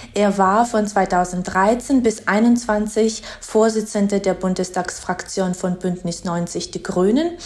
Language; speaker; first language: German; non-native, fluent; Georgian